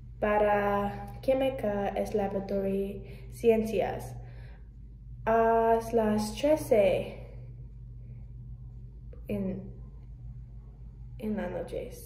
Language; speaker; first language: Spanish; non-native, learner; English